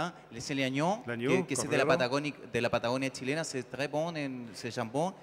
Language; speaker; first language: French; non-native, learner; Spanish